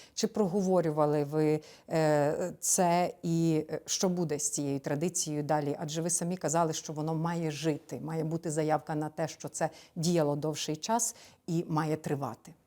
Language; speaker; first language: Ukrainian; native; Ukrainian